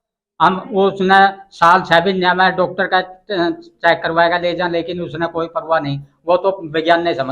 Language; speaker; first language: Hindi; non-native, local second language; Haryanvi